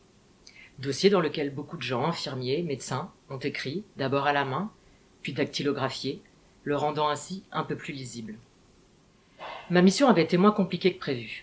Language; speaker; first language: French; native; French